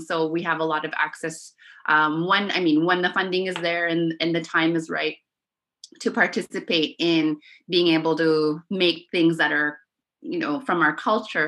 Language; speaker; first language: English; non-native, fluent; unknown